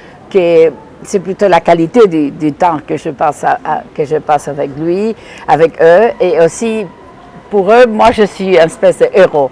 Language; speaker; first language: French; non-native, fluent; Spanish